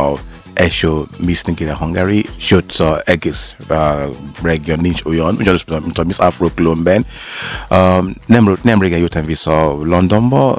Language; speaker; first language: Hungarian; non-native, learner; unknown